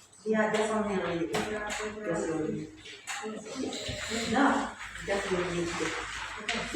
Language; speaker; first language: English; non-native, learner; Indonesian